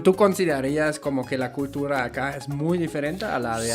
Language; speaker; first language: Spanish; non-native, fluent; German